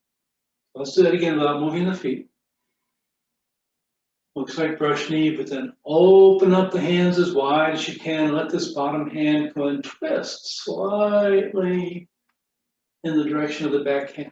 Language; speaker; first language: English; native; English